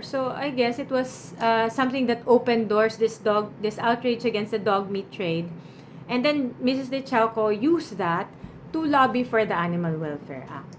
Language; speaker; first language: English; non-native, local second language; Filipino